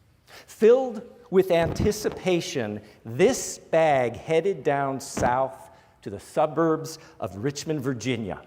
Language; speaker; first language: English; native; English